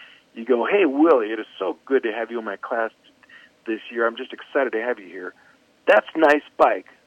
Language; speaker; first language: English; native; English